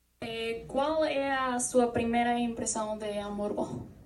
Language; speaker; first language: Portuguese; non-native, fluent; Spanish